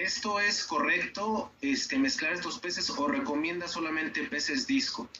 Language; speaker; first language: Spanish; native; Spanish